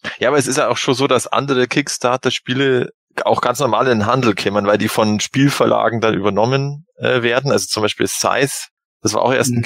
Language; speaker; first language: German; native; German